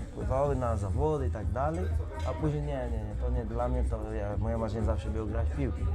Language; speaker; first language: Polish; non-native, learner; Portuguese